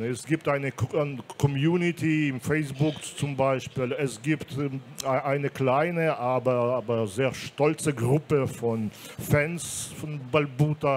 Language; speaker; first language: German; non-native, fluent; Belarusian